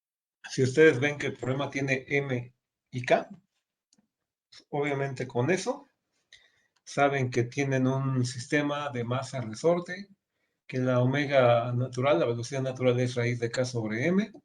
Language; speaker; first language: Spanish; native; Spanish